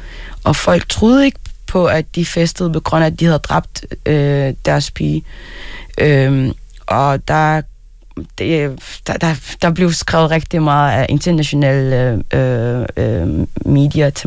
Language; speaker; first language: Danish; early bilingual, other home language; Arabic